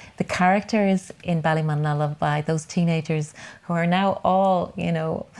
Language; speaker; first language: English; native; English